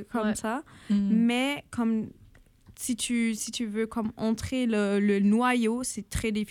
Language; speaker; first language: French; non-native, fluent; German